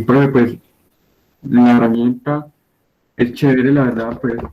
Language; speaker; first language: Spanish; native; Spanish